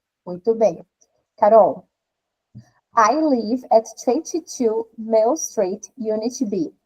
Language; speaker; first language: English; non-native, fluent; Portuguese